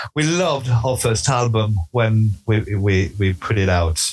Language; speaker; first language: English; non-native, fluent; French